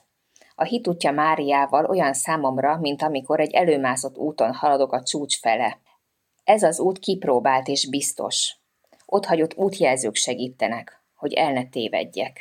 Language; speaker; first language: Hungarian; native; Hungarian